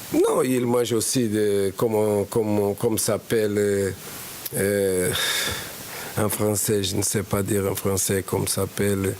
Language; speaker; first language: French; non-native, fluent; Portuguese